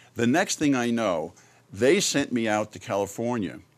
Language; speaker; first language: English; native; English